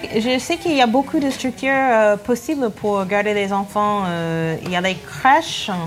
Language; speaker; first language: French; non-native, fluent; English